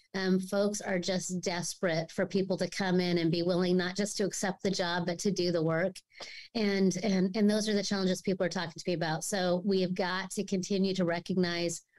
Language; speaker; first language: English; native; English